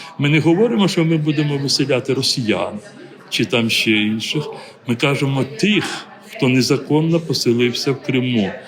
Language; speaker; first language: Ukrainian; non-native, local second language; Crimean Tatar